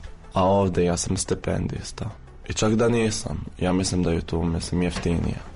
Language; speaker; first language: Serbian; non-native, fluent; Arabic